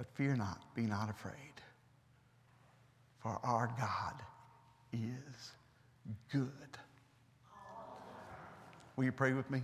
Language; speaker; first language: English; native; English